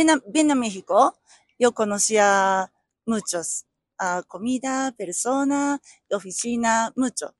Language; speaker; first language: Spanish; non-native, learner; Japanese